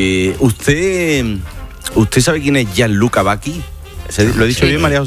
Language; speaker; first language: Spanish; native; Spanish